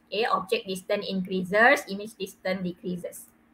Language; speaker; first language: English; non-native, local second language; Malay